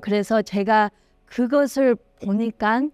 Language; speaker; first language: Korean; early bilingual, heritage; Korean